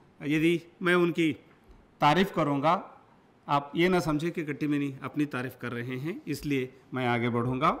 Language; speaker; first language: Hindi; non-native, local second language; Kannada